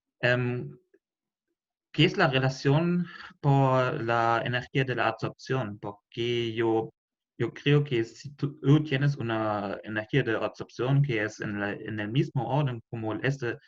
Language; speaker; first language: Spanish; non-native, fluent; German